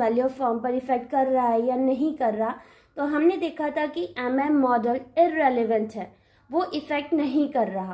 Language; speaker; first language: Hindi; native; Hindi